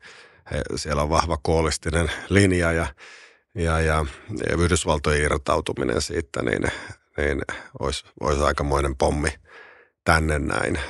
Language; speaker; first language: Finnish; native; Finnish